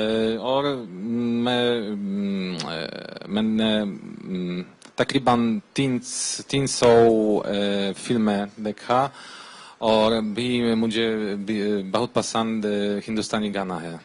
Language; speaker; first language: Hindi; non-native, learner; Polish